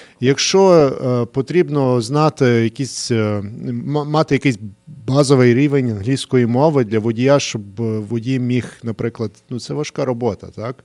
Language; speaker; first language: Ukrainian; early bilingual, heritage; Ukrainian